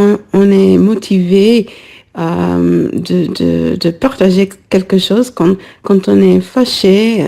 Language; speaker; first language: French; non-native, learner; English